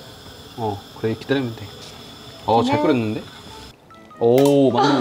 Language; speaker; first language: Korean; native; Korean